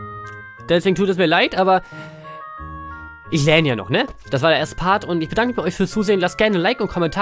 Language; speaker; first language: German; native; German